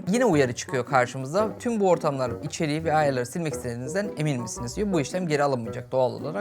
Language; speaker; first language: Turkish; native; Turkish